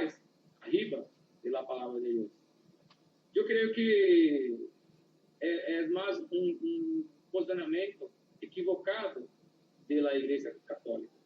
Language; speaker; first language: Spanish; non-native, learner; Portuguese